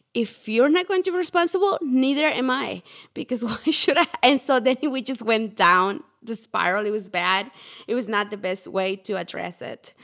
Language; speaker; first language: English; non-native, fluent; Spanish